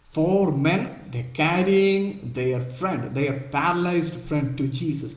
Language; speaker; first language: English; non-native, local second language; Malayalam